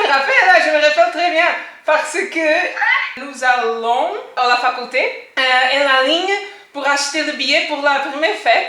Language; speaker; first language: French; non-native, learner; Portuguese